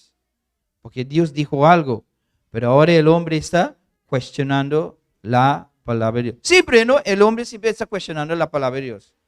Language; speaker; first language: Spanish; non-native, fluent; English